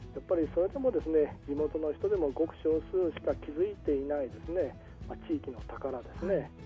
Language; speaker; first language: Japanese; native; Japanese